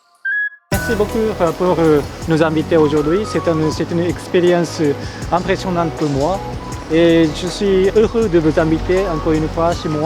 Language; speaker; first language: French; non-native, fluent; Japanese